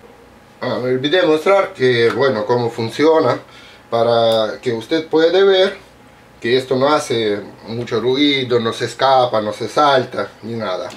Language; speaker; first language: Spanish; non-native, learner; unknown